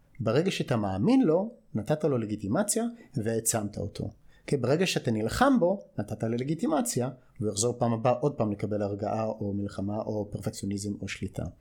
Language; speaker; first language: Hebrew; non-native, fluent; English